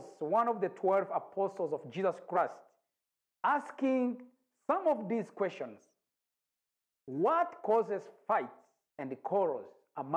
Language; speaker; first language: English; non-native, local second language; Kinyarwanda